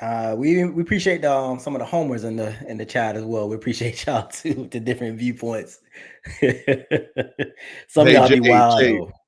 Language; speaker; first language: English; native; English